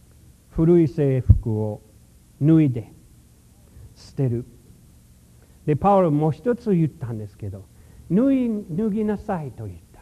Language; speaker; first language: Japanese; non-native, fluent; English